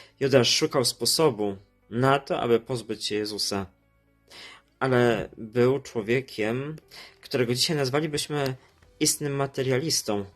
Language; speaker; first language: Polish; native; Polish